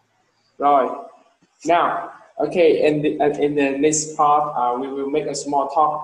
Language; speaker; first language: English; non-native, learner; Vietnamese